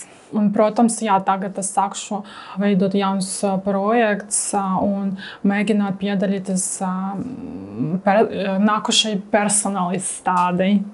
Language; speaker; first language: Latvian; non-native, learner; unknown